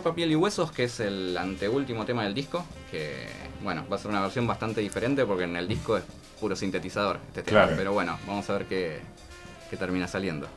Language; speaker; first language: Spanish; native; Spanish